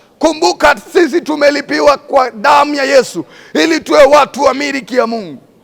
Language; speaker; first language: Swahili; non-native, local second language; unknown